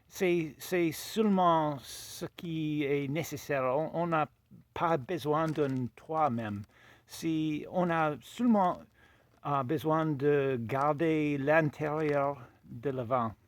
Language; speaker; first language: French; non-native, fluent; English